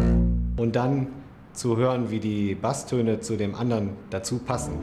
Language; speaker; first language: German; native; German